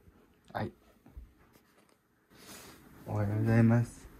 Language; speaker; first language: Japanese; native; Japanese